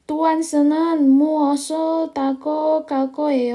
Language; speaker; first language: Korean; non-native, fluent; Indonesian